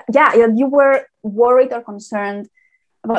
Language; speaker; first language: English; non-native, fluent; Spanish